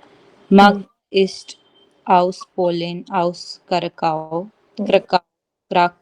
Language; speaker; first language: German; non-native, learner; Hindi